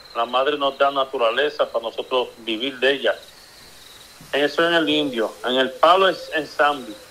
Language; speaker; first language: Spanish; early bilingual, heritage; Spanish